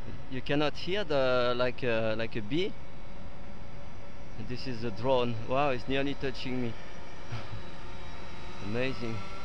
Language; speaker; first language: English; non-native, fluent; French